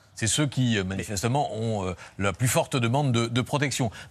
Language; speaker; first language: French; native; French